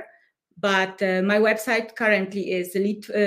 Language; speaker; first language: English; non-native, fluent; Polish